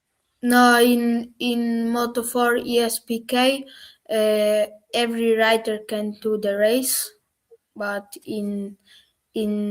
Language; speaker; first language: English; non-native, learner; German